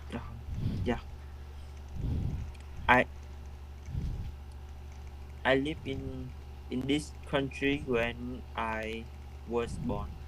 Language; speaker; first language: English; non-native, learner; Vietnamese